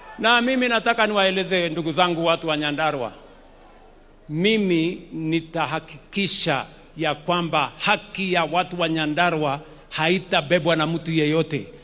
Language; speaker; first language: Swahili; non-native, local second language; Kalenjin